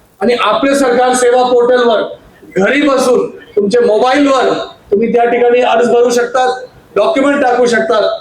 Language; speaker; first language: Marathi; non-native, local second language; Hindi